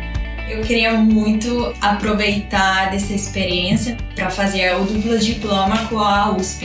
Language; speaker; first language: Portuguese; non-native, fluent; Italian